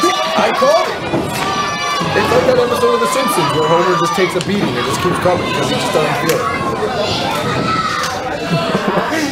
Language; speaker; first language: English; native; English